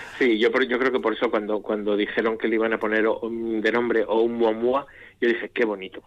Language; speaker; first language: Spanish; native; Spanish